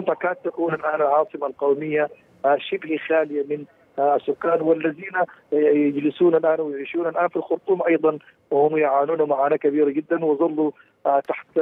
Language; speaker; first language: Arabic; native; Arabic